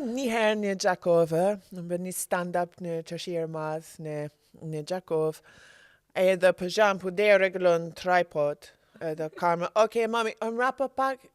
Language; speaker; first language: Albanian; non-native, learner; English